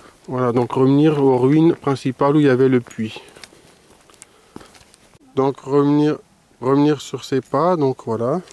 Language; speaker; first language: French; native; French